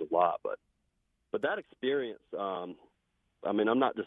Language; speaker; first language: English; native; English